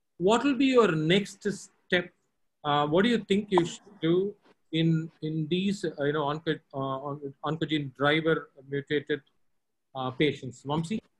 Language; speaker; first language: English; non-native, local second language; Tamil